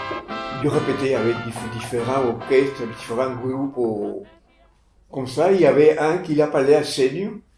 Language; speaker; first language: French; non-native, fluent; Spanish